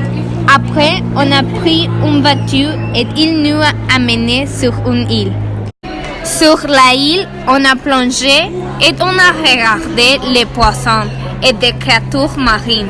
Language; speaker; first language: French; non-native, learner; Spanish